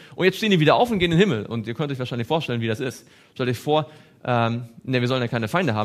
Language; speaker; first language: German; native; German